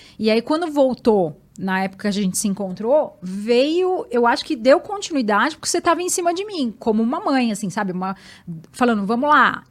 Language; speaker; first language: Portuguese; native; Portuguese